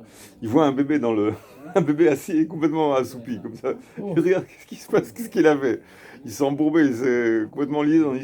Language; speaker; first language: French; native; French